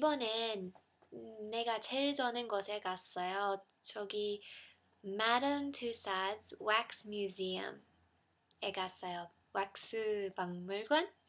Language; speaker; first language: Korean; non-native, learner; English